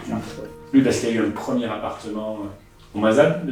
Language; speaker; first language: French; native; French